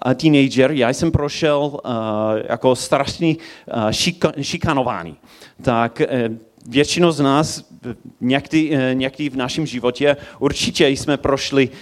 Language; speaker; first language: Czech; non-native, learner; English